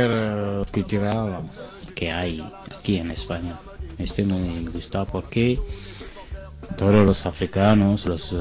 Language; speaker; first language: Spanish; non-native, learner; French